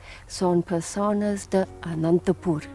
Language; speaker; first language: Spanish; non-native, fluent; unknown